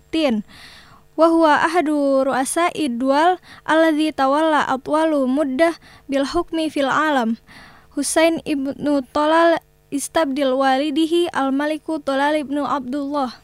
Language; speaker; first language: Arabic; non-native, fluent; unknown